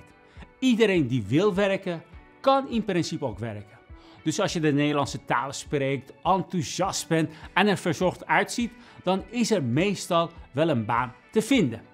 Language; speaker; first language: Dutch; non-native, fluent; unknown